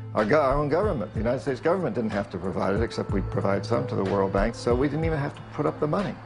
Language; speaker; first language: English; native; English